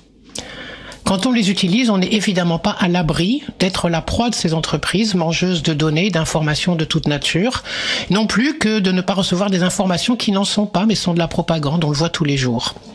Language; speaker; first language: French; native; French